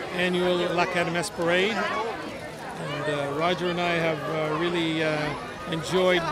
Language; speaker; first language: English; early bilingual, other home language; French